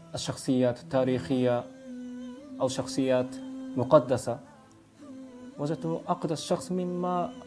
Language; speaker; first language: Arabic; non-native, fluent; Japanese